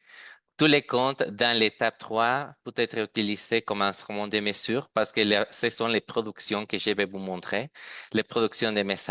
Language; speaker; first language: French; non-native, fluent; Spanish